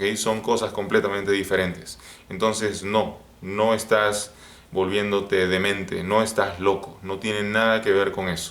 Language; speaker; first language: Spanish; native; Spanish